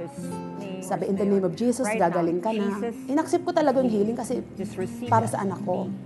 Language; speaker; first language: Filipino; native; Filipino